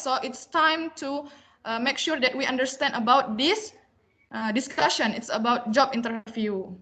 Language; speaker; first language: English; non-native, learner; Indonesian